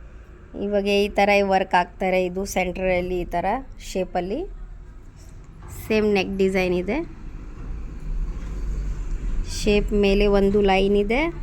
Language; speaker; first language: Kannada; non-native, local second language; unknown